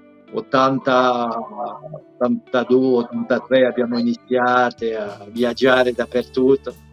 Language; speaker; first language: Italian; non-native, fluent; French